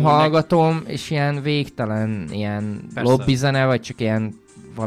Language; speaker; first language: Hungarian; native; Hungarian